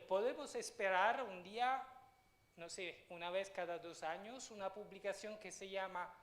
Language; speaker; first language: Spanish; non-native, fluent; Italian